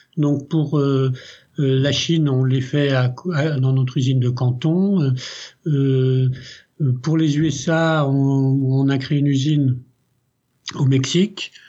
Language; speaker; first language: French; early bilingual, other home language; Italian